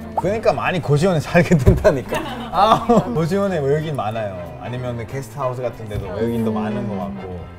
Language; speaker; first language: Korean; non-native, fluent; Spanish